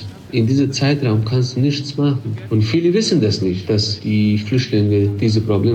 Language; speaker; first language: German; non-native, fluent; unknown